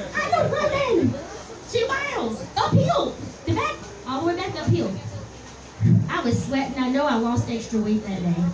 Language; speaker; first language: English; native; English